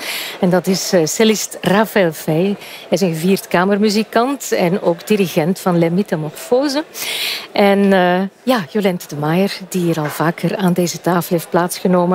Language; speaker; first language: Dutch; native; Dutch